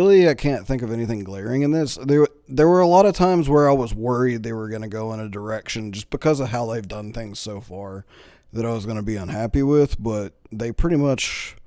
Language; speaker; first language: English; native; English